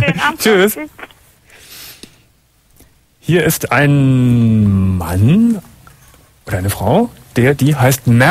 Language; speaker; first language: German; native; German